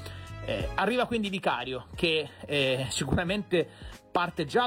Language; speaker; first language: Italian; native; Italian